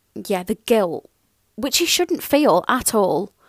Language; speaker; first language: English; native; English